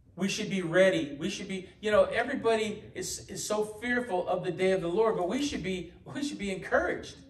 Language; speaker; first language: English; native; English